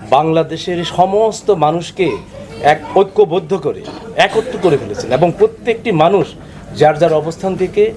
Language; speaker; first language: Bangla; native; Bangla